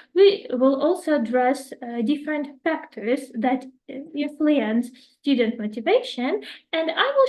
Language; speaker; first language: English; non-native, fluent; Ukrainian